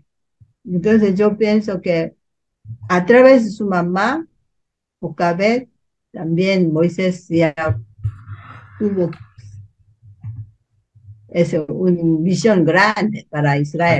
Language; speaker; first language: Spanish; non-native, learner; Korean